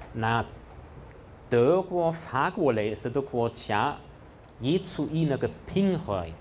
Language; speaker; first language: Chinese; non-native, fluent; German